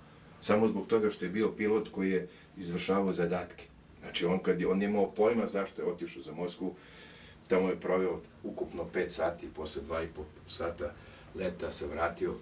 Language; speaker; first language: Bosnian; native; Bosnian